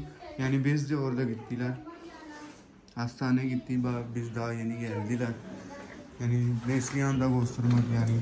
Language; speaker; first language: Turkish; non-native, learner; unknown